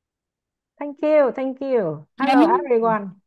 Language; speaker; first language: English; non-native, learner; Vietnamese